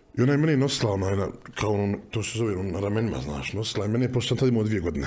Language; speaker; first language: Bosnian; native; Bosnian